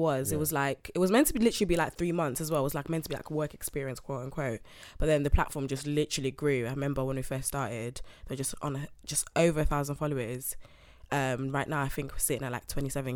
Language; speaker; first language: English; native; English